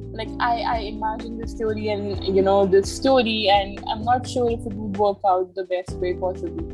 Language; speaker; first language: English; non-native, local second language; Hindi